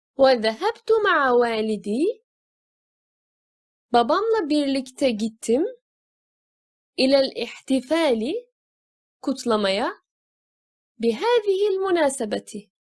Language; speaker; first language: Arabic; non-native, fluent; Turkish